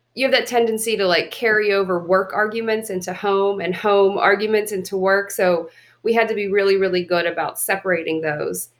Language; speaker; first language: English; native; English